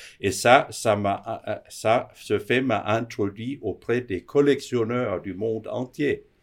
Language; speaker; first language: French; non-native, fluent; Danish